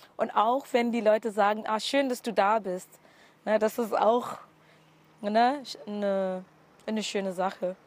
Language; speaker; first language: German; non-native, learner; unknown